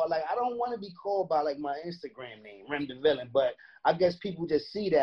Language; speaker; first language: English; native; English